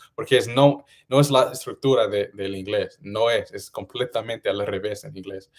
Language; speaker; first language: Spanish; non-native, learner; English